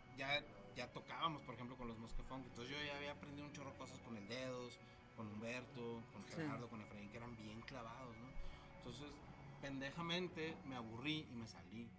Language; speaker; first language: Spanish; native; Spanish